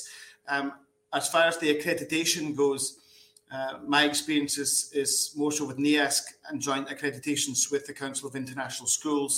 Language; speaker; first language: English; native; English